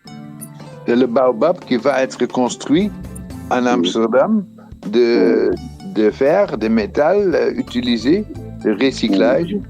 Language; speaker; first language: French; non-native, fluent; Dutch